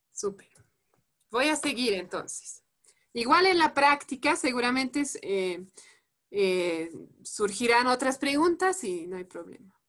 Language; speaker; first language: Spanish; non-native, fluent; French